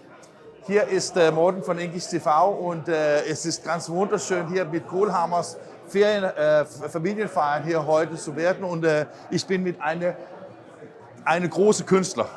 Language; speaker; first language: German; non-native, fluent; Danish